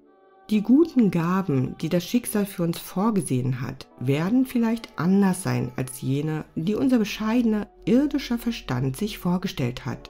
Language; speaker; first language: German; native; German